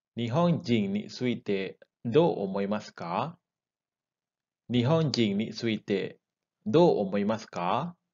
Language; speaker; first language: Japanese; non-native, learner; Indonesian